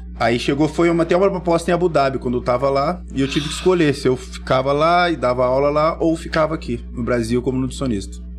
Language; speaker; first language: Portuguese; native; Portuguese